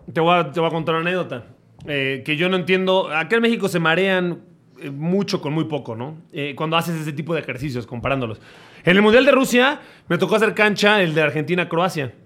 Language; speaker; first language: Spanish; native; Spanish